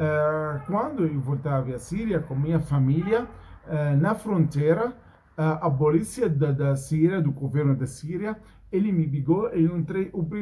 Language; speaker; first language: Portuguese; non-native, learner; Arabic